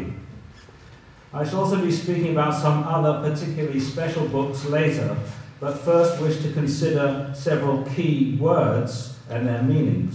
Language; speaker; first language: English; native; English